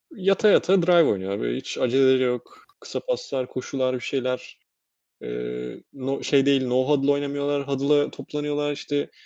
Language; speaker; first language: Turkish; native; Turkish